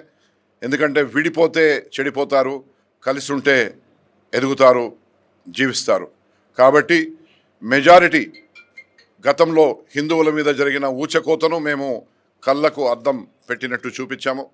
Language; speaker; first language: Telugu; native; Telugu